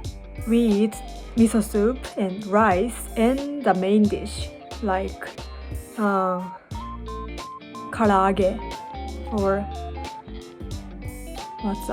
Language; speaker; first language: English; non-native, learner; Japanese